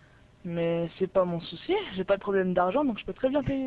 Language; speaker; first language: French; native; French